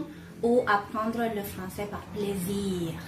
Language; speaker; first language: French; non-native, fluent; Spanish